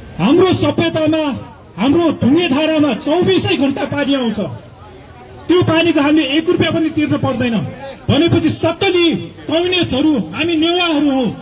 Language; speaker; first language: Nepali; non-native, local second language; Newari